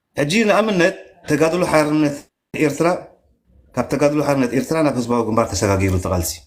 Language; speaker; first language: Tigrinya; native; Tigrinya